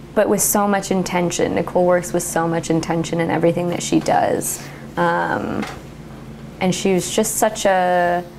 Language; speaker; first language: English; native; English